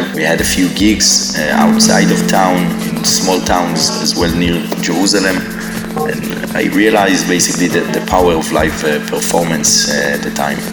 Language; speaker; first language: English; non-native, fluent; Hebrew